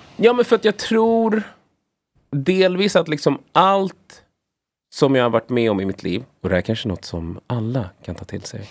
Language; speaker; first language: Swedish; native; Swedish